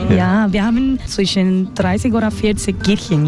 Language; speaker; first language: German; non-native, learner; Spanish